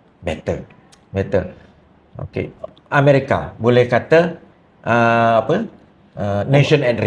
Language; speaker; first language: Malay; native; Malay